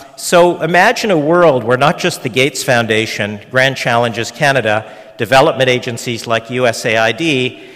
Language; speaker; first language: English; early bilingual, other home language; Hungarian